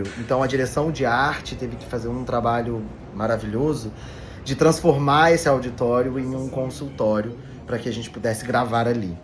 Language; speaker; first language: Portuguese; native; Portuguese